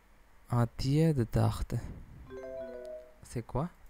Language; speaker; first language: French; non-native, learner; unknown